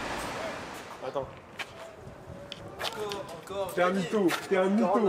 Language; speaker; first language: French; native; French